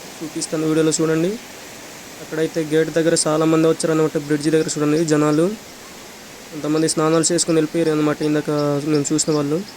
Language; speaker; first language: Telugu; native; Telugu